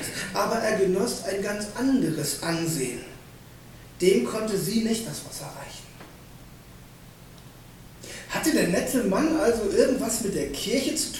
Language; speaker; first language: German; native; German